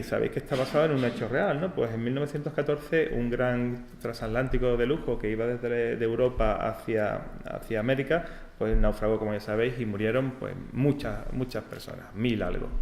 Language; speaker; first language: Spanish; native; Spanish